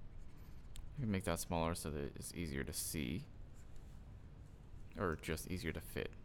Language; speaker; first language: English; native; English